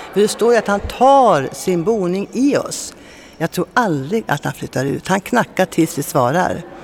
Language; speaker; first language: Swedish; native; Swedish